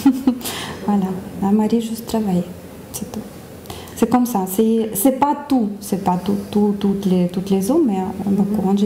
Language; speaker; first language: French; non-native, learner; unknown